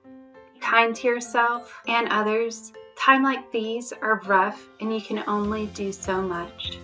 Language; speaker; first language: English; native; English